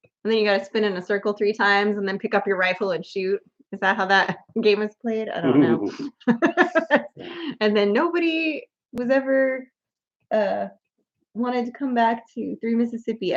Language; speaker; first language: English; native; English